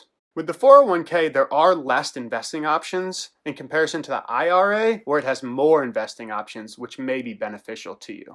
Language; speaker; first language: English; native; English